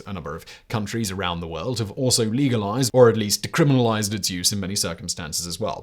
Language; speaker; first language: English; native; English